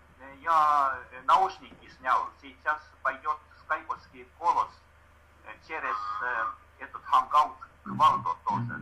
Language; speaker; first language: Russian; non-native, fluent; Estonian